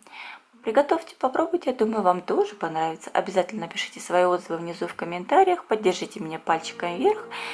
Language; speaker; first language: Russian; native; Russian